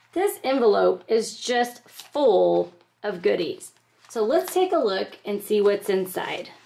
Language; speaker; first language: English; native; English